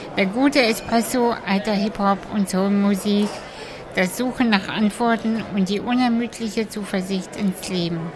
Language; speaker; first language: German; early bilingual, other home language; Russian